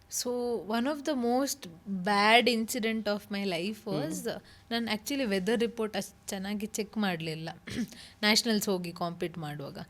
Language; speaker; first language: Kannada; native; Kannada